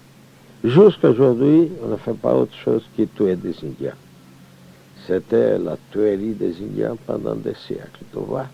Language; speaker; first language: French; non-native, fluent; Portuguese